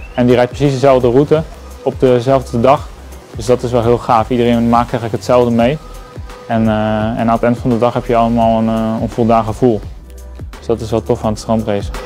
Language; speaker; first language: Dutch; native; Dutch